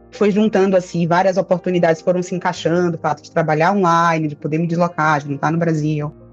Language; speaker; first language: Portuguese; native; Portuguese